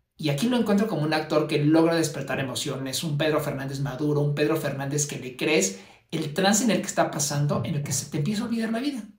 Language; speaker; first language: Spanish; native; Spanish